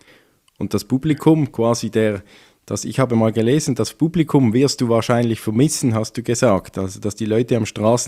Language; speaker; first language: German; native; German